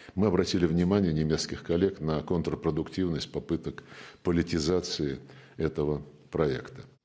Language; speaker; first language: Russian; native; Russian